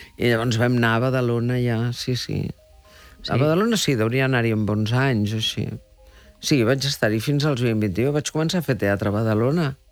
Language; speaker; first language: Catalan; early bilingual, heritage; Catalan